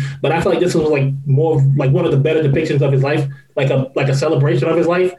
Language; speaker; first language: English; native; English